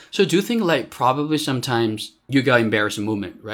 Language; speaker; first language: English; non-native, fluent; Chinese